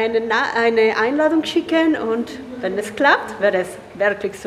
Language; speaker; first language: German; non-native, fluent; Spanish